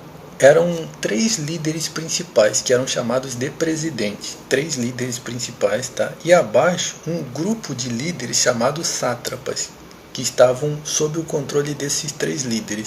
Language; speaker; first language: Portuguese; native; Portuguese